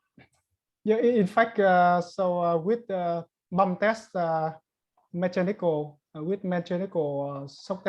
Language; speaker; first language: English; non-native, learner; Vietnamese